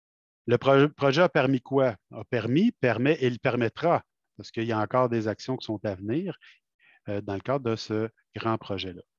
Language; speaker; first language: French; native; French